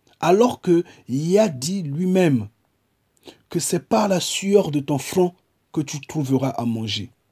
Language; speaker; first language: French; non-native, local second language; Kongo